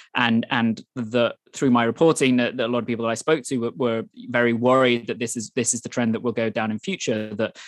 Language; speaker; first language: English; native; English